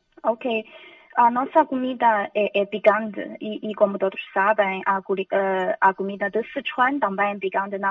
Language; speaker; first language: Portuguese; non-native, fluent; Chinese